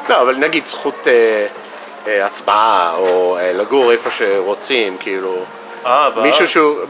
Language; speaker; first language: Hebrew; non-native, fluent; English